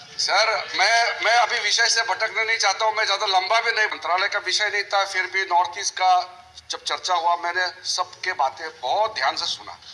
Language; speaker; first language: Hindi; non-native, local second language; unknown